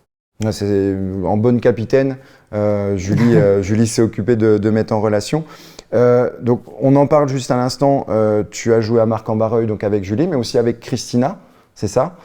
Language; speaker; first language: French; native; French